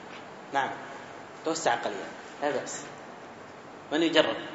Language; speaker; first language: Arabic; native; Arabic